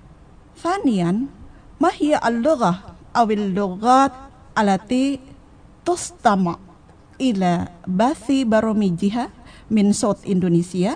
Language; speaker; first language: Arabic; non-native, fluent; Indonesian